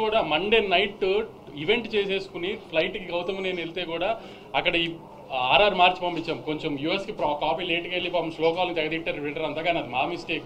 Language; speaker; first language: Telugu; native; Telugu